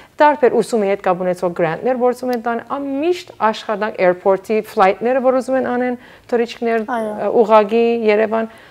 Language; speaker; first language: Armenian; early bilingual, heritage; Armenian